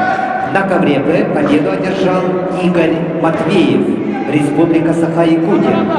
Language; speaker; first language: Russian; native; Russian